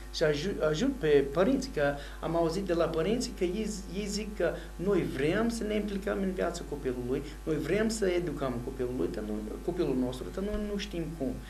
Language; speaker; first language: Romanian; non-native, fluent; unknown